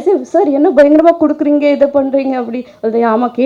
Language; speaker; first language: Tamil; non-native, learner; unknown